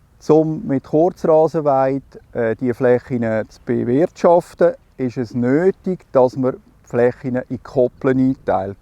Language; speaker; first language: German; native; German